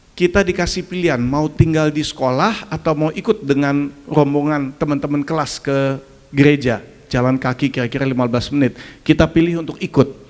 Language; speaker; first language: Indonesian; early bilingual, other home language; German